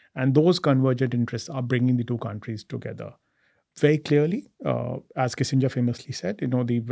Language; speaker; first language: English; non-native, local second language; Hindi